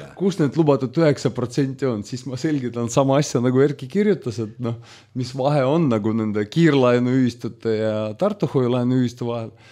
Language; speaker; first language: Estonian; non-native, local second language; Russian